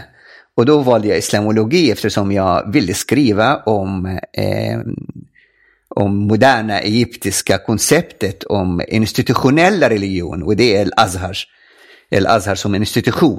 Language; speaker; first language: Swedish; non-native, fluent; Arabic